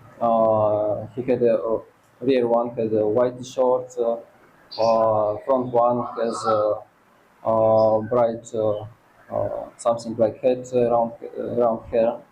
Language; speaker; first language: English; non-native, learner; Russian